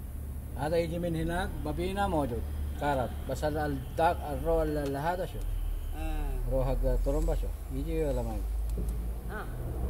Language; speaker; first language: Arabic; non-native, learner; Filipino